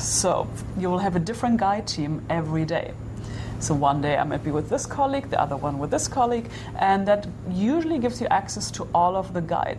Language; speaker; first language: English; non-native, fluent; German